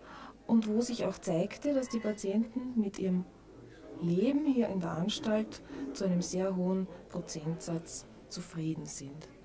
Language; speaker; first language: German; native; German